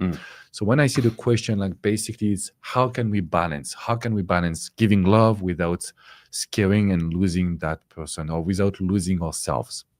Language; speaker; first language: English; non-native, fluent; French